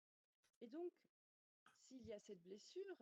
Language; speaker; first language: French; native; French